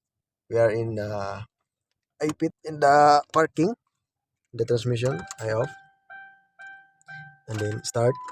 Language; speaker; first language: English; non-native, local second language; Filipino